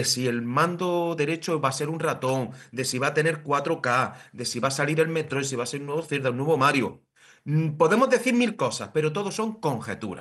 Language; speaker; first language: Spanish; native; Spanish